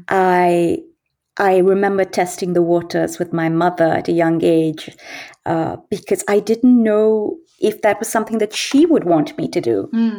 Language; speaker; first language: English; native; English